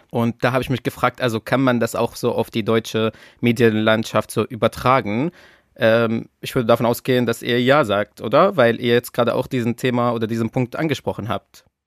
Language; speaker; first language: German; non-native, fluent; Arabic